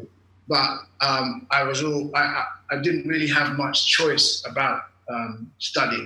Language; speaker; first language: English; native; English